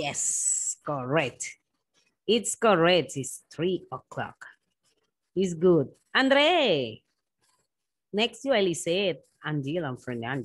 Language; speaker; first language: English; non-native, fluent; Spanish